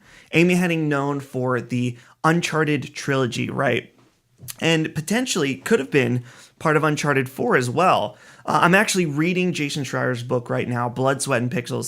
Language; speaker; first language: English; native; English